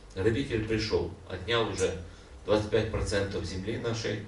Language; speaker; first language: Russian; non-native, local second language; Ukrainian